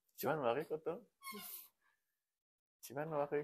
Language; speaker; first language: Japanese; non-native, fluent; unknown